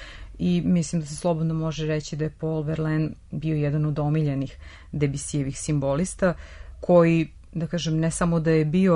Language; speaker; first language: Serbian; native; Serbian